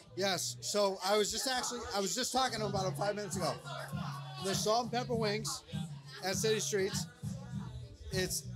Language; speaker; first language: English; native; English